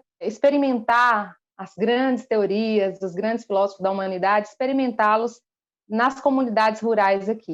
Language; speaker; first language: Portuguese; native; Portuguese